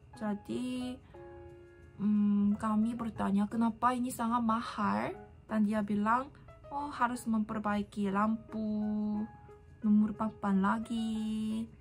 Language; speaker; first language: Indonesian; non-native, learner; Korean